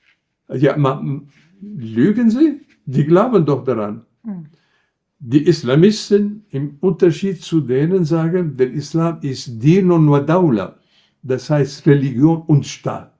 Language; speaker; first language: German; non-native, fluent; Arabic